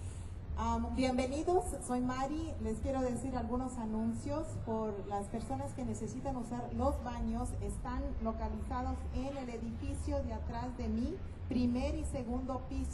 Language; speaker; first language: Spanish; early bilingual, heritage; Spanish